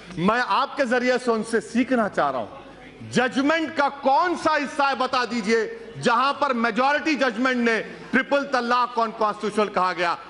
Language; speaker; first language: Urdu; native; Urdu